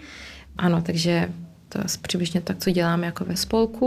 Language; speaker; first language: Czech; early bilingual, heritage; Czech